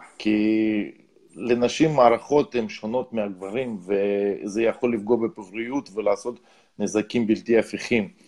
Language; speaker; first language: Hebrew; non-native, fluent; Russian